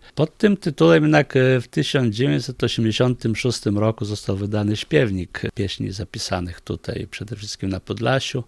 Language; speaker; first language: Polish; non-native, local second language; Ukrainian